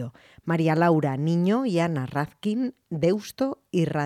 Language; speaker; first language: Spanish; native; Spanish